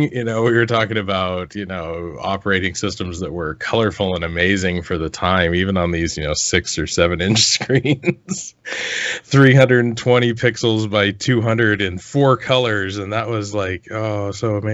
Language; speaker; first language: English; native; English